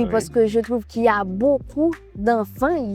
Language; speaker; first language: French; non-native, local second language; Haitian Creole